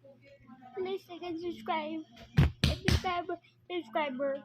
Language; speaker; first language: English; non-native, local second language; Filipino